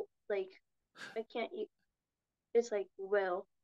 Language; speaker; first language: English; non-native, learner; Korean